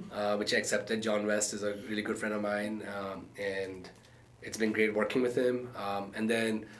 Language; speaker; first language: English; early bilingual, other home language; Arabic